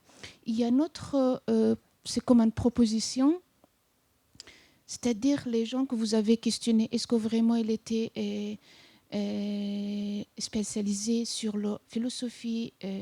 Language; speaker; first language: French; non-native, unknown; Persian